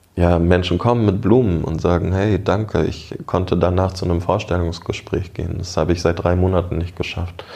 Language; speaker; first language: German; native; German